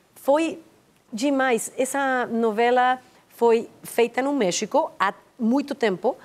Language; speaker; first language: Portuguese; non-native, learner; Spanish